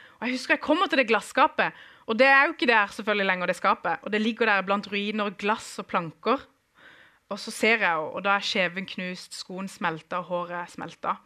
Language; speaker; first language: Norwegian; early bilingual, other home language; Kurdish